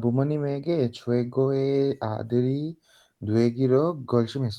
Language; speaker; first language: Korean; non-native, learner; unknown